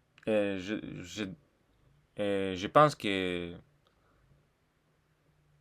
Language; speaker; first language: French; non-native, learner; Russian